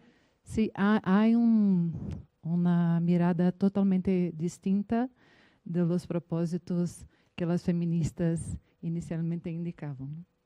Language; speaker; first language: Spanish; non-native, learner; Portuguese